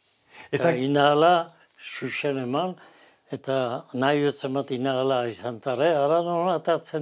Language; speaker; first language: Basque; native; Basque